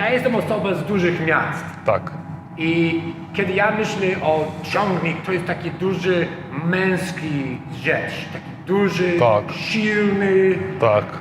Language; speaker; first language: Polish; non-native, learner; English